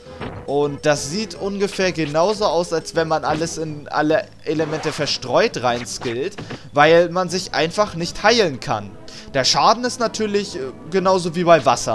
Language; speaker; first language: German; native; German